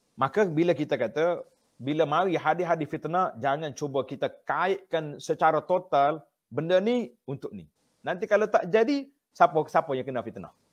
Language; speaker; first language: Malay; native; Malay